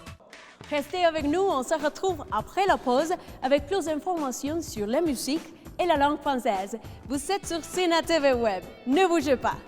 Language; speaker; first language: French; non-native, fluent; Spanish